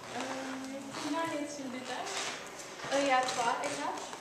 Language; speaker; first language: French; non-native, learner; English